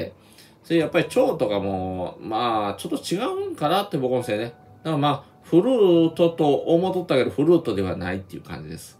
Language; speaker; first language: Japanese; native; Japanese